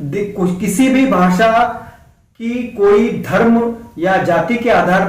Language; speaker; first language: Hindi; non-native, local second language; Konkani